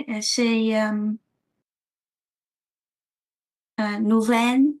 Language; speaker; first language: French; non-native, learner; Vietnamese